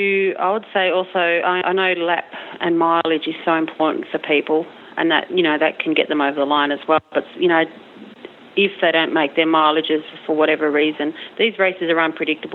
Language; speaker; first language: English; native; English